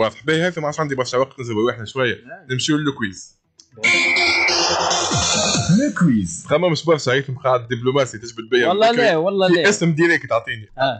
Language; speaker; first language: Arabic; native; Arabic